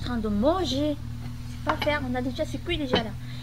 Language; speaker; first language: French; non-native, learner; Filipino